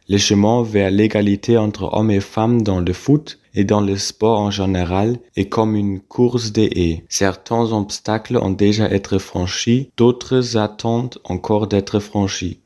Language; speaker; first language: French; non-native, fluent; German